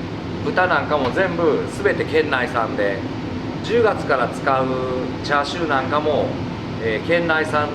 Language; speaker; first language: Japanese; native; Japanese